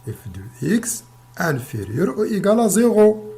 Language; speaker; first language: French; non-native, local second language; Arabic